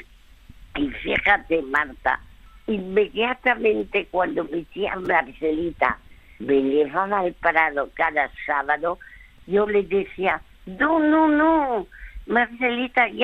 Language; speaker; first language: Spanish; early bilingual, other home language; French